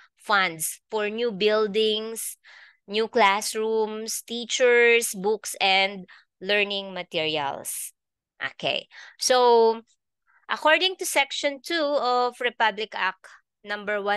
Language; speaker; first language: English; non-native, local second language; Filipino